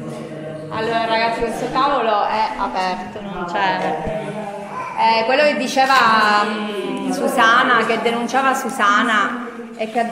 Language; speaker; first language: Italian; native; Italian